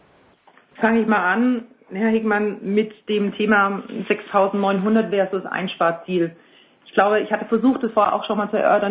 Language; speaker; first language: German; native; German